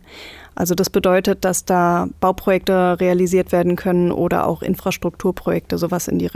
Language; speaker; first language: German; native; German